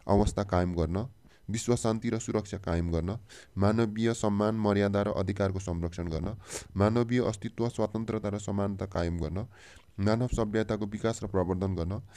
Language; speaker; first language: Nepali; native; Nepali